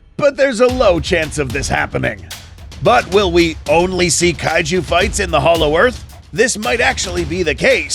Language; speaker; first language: English; native; English